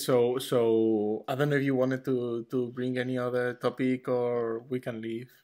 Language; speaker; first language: English; non-native, fluent; Catalan